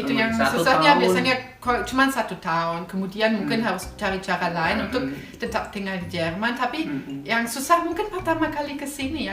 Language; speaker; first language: Indonesian; non-native, fluent; German